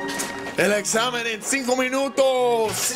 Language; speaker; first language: Spanish; non-native, learner; English